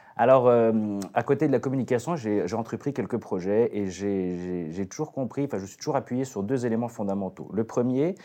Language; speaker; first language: French; native; French